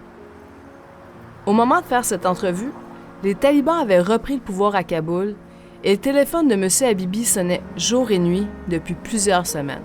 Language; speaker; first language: French; native; French